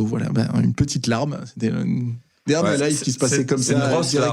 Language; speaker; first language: French; native; French